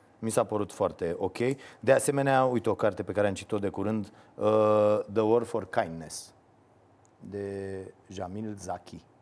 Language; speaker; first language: Romanian; native; Romanian